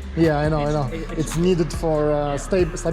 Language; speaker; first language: English; non-native, learner; Russian